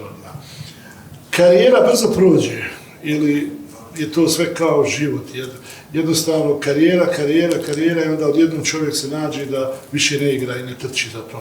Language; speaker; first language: Bosnian; native; Bosnian